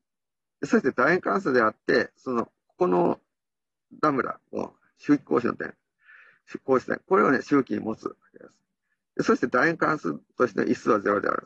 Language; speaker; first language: Japanese; native; Japanese